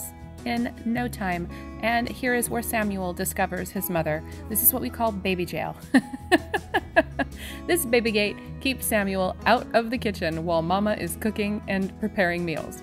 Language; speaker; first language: English; native; English